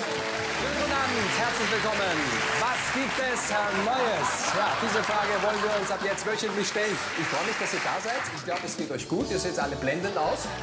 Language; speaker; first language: German; native; German